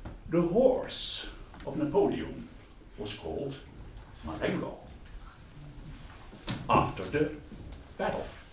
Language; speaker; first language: English; non-native, fluent; Dutch